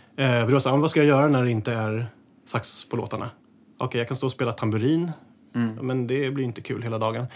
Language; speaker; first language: Swedish; native; Swedish